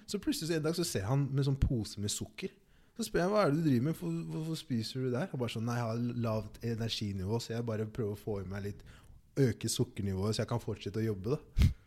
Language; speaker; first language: Norwegian; early bilingual, other home language; Igbo